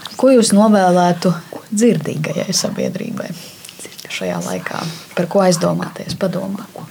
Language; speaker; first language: Latvian; native; Latvian